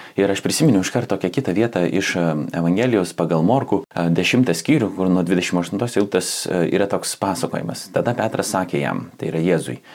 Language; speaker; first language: Lithuanian; native; Lithuanian